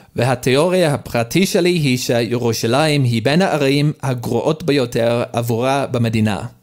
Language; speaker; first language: Hebrew; non-native, learner; English